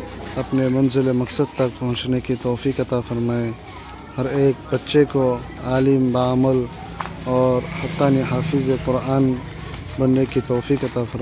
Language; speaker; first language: Hindi; non-native, local second language; Bangla